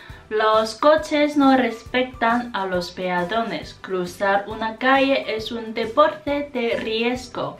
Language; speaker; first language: Spanish; non-native, fluent; Chinese